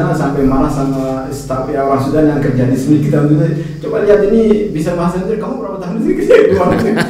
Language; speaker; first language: Indonesian; non-native, fluent; Arabic